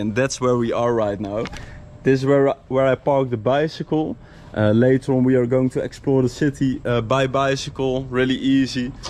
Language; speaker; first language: English; non-native, fluent; Dutch